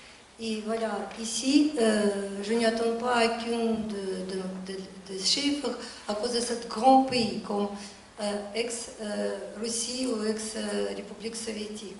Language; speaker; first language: French; non-native, learner; Russian